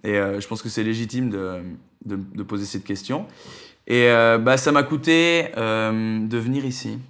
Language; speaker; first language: French; native; French